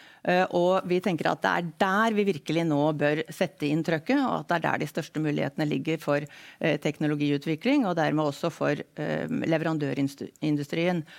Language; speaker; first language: Norwegian; native; Norwegian